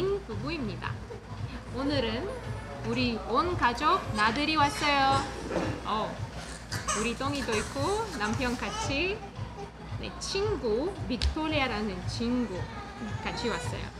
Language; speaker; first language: Korean; non-native, fluent; Russian